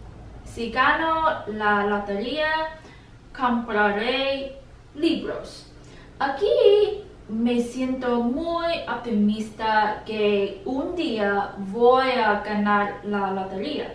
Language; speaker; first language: Spanish; non-native, learner; English